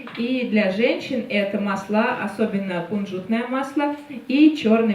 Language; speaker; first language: Russian; native; Russian